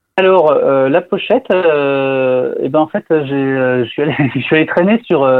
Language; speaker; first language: French; native; French